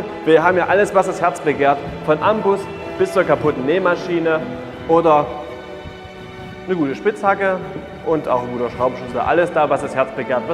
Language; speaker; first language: German; native; German